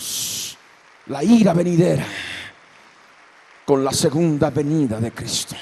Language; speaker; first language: Spanish; native; Spanish